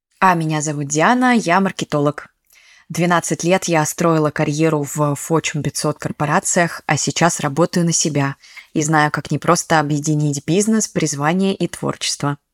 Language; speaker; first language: Russian; native; Russian